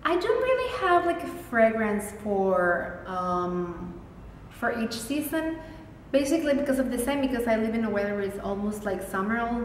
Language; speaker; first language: English; non-native, fluent; Spanish